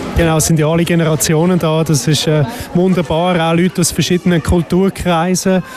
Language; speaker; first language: German; native; German